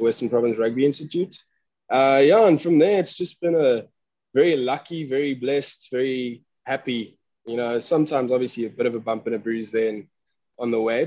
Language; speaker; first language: English; non-native, local second language; Afrikaans